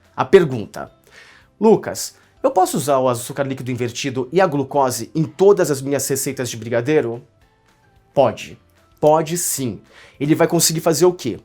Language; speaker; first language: Portuguese; native; Portuguese